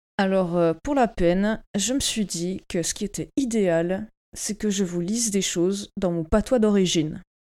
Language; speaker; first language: French; native; French